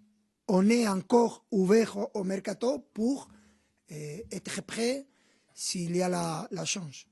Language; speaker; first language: French; non-native, fluent; Spanish